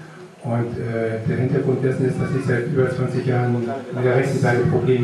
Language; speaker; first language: German; native; German